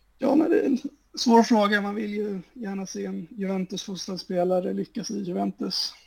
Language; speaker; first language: Swedish; native; Swedish